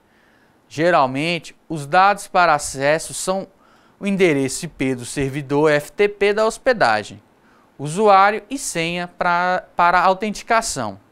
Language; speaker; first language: Portuguese; native; Portuguese